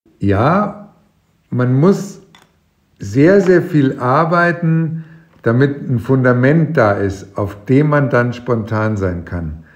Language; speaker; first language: German; native; German